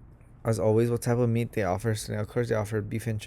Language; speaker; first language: English; native; English